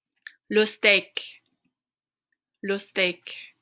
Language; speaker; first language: French; non-native, fluent; English